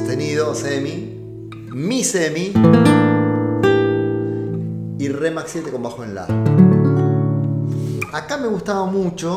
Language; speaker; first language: Spanish; native; Spanish